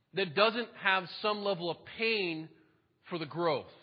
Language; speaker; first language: English; native; English